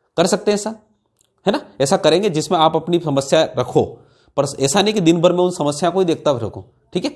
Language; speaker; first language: Hindi; native; Hindi